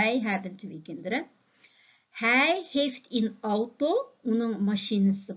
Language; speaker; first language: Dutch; non-native, fluent; Uyghur